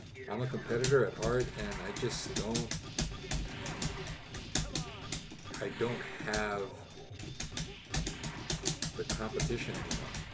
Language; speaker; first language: English; native; English